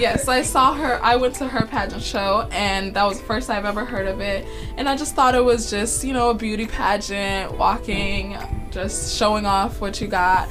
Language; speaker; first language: English; native; English